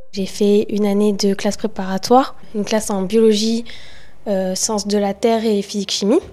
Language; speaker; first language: French; native; French